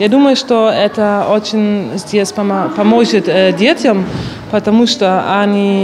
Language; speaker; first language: Russian; non-native, learner; German